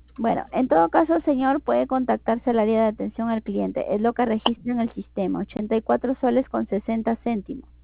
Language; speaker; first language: Spanish; native; Spanish